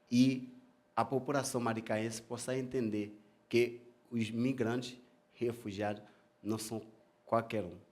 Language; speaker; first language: Portuguese; non-native, fluent; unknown